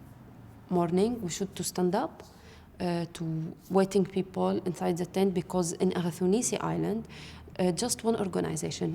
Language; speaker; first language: English; non-native, learner; Arabic